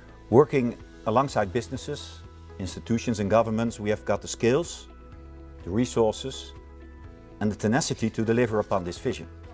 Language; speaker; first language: English; non-native, fluent; Dutch